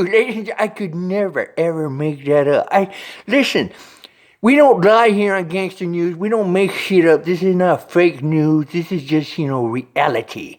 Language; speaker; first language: English; native; English